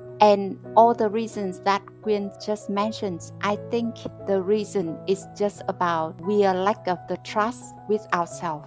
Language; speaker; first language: English; non-native, fluent; Vietnamese